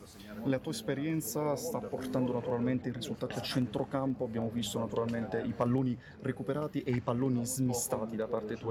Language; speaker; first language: Italian; native; Italian